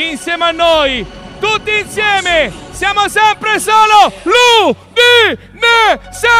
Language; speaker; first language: Italian; native; Italian